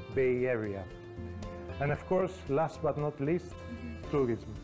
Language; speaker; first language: English; non-native, fluent; Greek